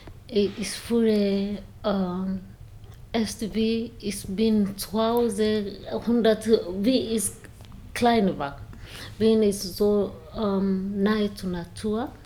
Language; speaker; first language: German; non-native, learner; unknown